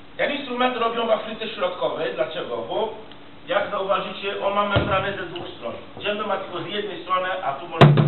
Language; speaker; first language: Polish; non-native, fluent; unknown